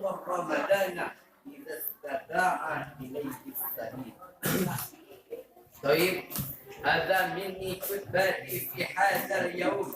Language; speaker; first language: Arabic; non-native, learner; Indonesian